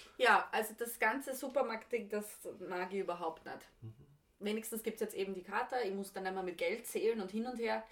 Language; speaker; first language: German; native; German